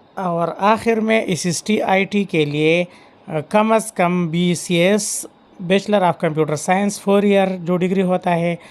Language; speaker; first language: Urdu; non-native, local second language; Pashto